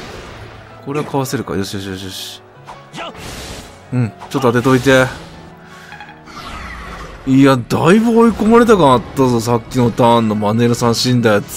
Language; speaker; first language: Japanese; native; Japanese